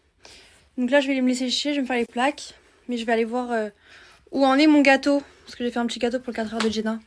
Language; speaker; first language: French; native; French